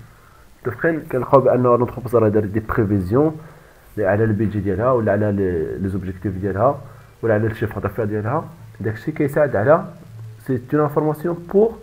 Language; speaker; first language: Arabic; native; Arabic